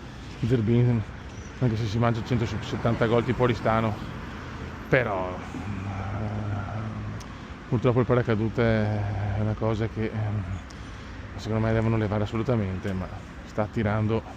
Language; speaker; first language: Italian; native; Italian